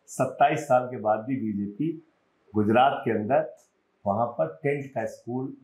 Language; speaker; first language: Hindi; native; Hindi